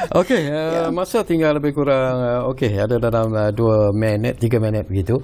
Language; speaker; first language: Malay; native; Malay